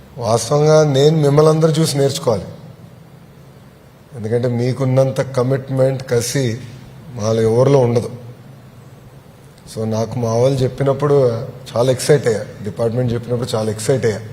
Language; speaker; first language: Telugu; native; Telugu